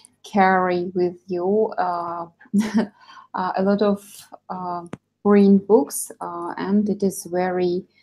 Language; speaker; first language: English; non-native, fluent; Russian